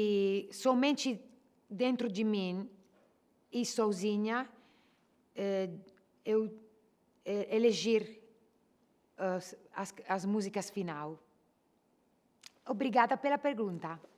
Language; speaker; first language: Portuguese; non-native, fluent; Italian